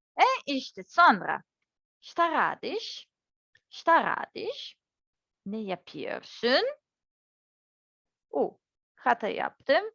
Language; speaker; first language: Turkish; non-native, learner; Serbian